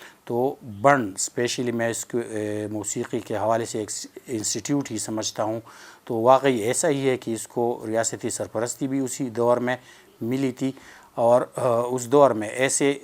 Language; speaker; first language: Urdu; non-native, local second language; Pashto